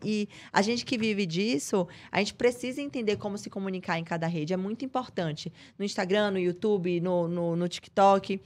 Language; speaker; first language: Portuguese; native; Portuguese